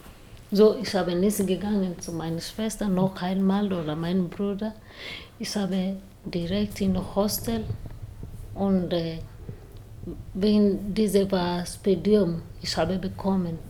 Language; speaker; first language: German; non-native, learner; Swahili